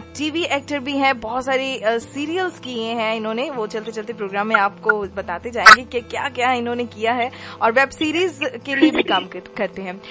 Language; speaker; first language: Hindi; non-native, local second language; Punjabi